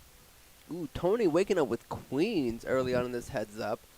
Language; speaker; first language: English; native; English